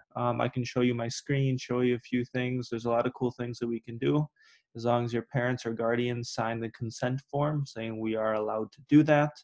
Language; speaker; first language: English; native; English